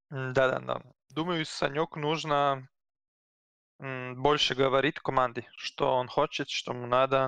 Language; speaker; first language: Russian; non-native, learner; Serbian